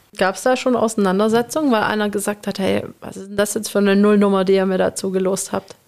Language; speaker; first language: German; native; German